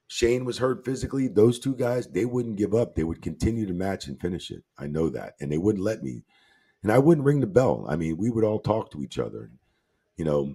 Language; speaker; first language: English; native; English